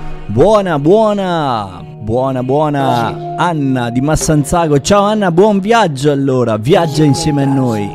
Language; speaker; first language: Italian; native; Italian